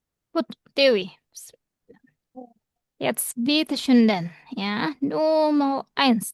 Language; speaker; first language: German; non-native, fluent; Indonesian